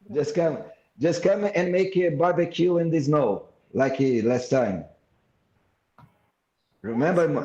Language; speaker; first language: English; non-native, fluent; Portuguese